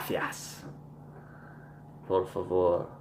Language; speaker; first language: Spanish; non-native, learner; English